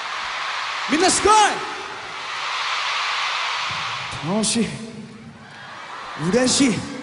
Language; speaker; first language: Japanese; non-native, learner; Korean